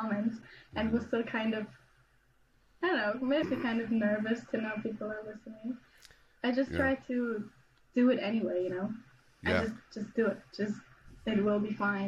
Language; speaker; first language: English; non-native, fluent; German